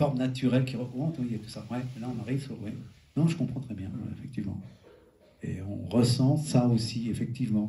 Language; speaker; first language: French; native; French